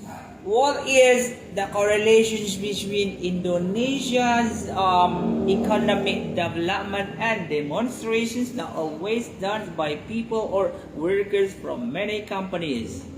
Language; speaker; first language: English; non-native, fluent; Indonesian